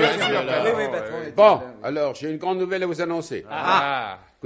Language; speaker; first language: French; native; French